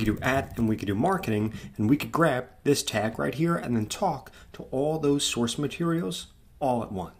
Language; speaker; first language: English; native; English